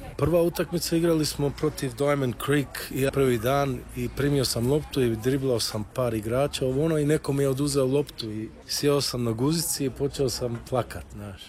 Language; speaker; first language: Croatian; early bilingual, heritage; Croatian